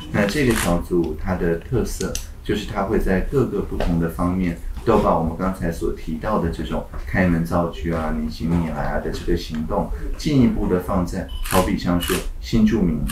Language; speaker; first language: Chinese; native; Chinese